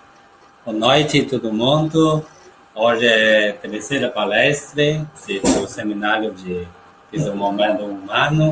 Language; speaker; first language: Portuguese; non-native, learner; Chinese